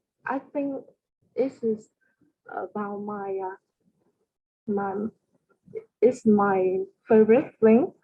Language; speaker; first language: English; non-native, learner; Vietnamese